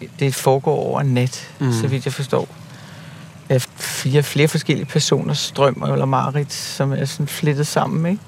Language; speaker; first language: Danish; native; Danish